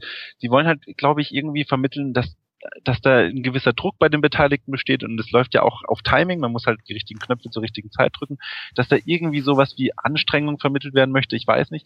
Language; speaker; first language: German; native; German